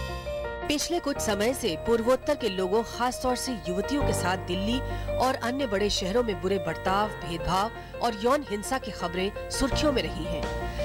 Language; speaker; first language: Hindi; native; Hindi